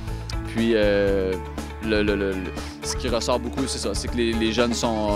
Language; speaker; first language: French; native; French